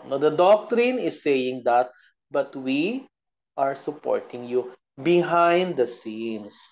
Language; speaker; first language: English; non-native, local second language; Bikol